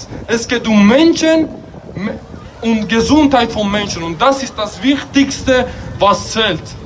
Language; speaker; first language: German; non-native, fluent; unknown